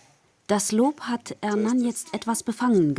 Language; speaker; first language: German; native; German